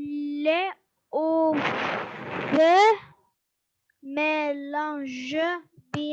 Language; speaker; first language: French; non-native, learner; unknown